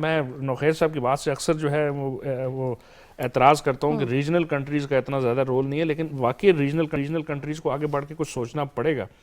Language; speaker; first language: Urdu; native; Urdu